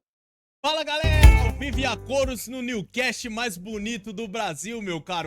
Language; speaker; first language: Portuguese; native; Portuguese